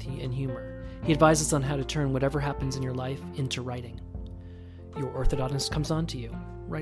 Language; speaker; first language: English; native; English